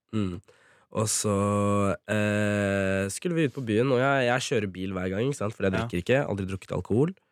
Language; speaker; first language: Norwegian; early bilingual, other home language; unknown